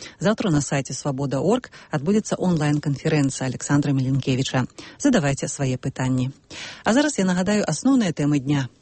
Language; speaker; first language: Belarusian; native; Belarusian